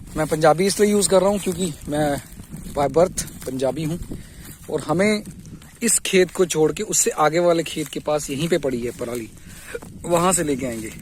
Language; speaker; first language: Hindi; non-native, local second language; Punjabi